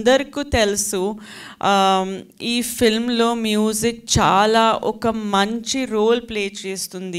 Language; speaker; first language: Telugu; non-native, fluent; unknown